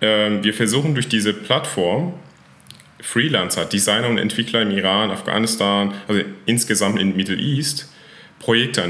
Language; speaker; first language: German; non-native, fluent; Persian